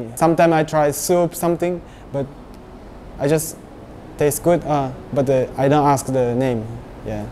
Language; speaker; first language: English; non-native, learner; Japanese